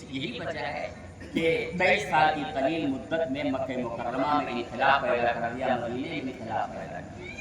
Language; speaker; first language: Urdu; native; Urdu